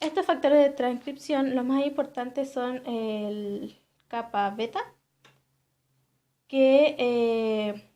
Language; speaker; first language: Spanish; native; Spanish